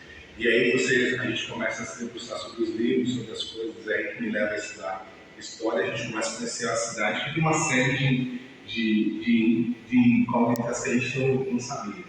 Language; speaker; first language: Portuguese; non-native, fluent; Bulgarian